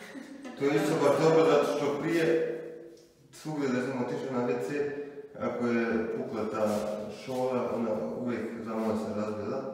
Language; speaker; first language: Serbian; early bilingual, heritage; Serbian